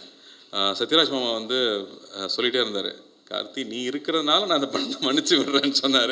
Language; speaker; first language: Tamil; native; Tamil